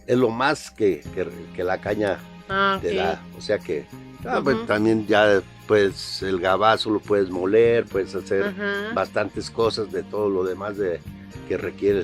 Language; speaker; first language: Spanish; native; Spanish